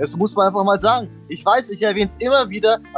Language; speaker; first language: German; native; German